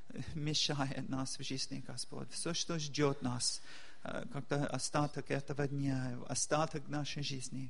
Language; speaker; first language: Russian; non-native, fluent; English